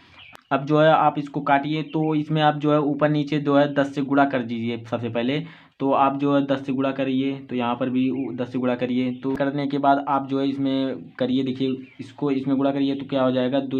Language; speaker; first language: Hindi; native; Hindi